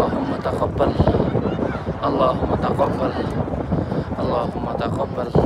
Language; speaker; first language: Arabic; non-native, learner; Bangla